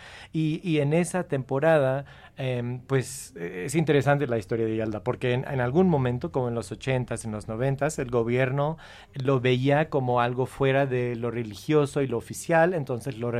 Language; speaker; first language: Spanish; early bilingual, heritage; Spanish